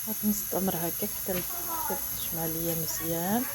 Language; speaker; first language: Arabic; native; Arabic